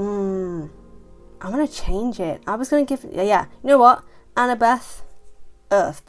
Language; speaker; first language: English; native; English